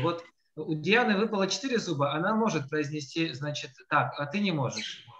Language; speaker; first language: Russian; native; Russian